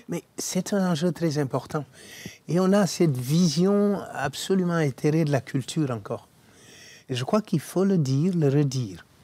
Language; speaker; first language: French; non-native, local second language; Wolof